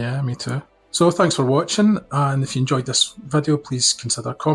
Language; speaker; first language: English; native; English